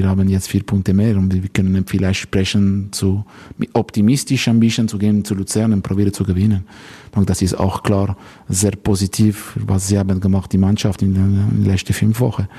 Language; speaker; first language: German; non-native, local second language; French